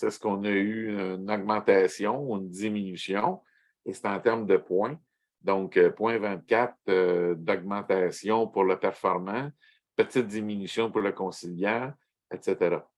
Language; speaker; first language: French; native; French